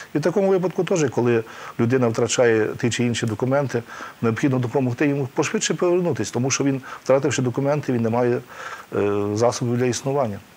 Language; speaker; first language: Ukrainian; native; Ukrainian